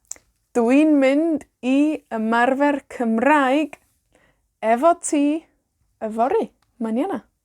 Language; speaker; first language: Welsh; non-native, fluent; Spanish